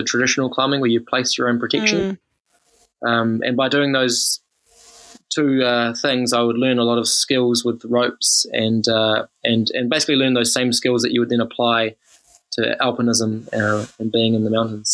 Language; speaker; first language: English; native; English